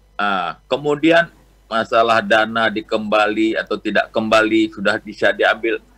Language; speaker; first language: Indonesian; non-native, local second language; Achinese